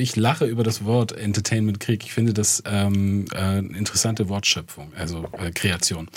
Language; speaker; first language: German; native; German